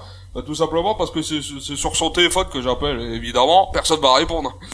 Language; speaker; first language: French; native; French